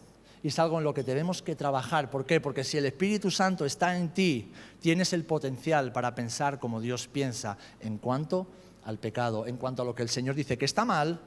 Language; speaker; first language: Spanish; native; Spanish